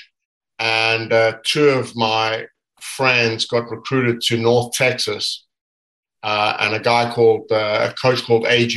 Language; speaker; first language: English; native; English